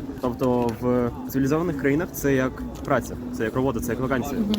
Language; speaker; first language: Ukrainian; non-native, local second language; Russian